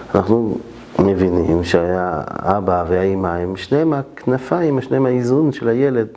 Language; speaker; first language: Hebrew; early bilingual, heritage; French